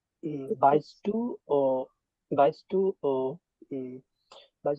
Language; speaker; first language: German; non-native, learner; Bangla